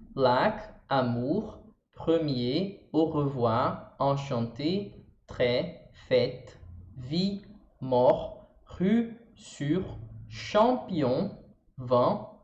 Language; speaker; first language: French; non-native, fluent; Portuguese